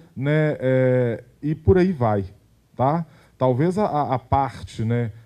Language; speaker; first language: Portuguese; native; Portuguese